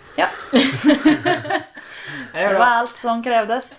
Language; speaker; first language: Swedish; native; Swedish